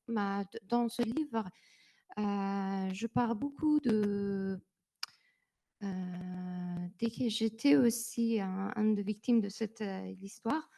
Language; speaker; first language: French; non-native, learner; Persian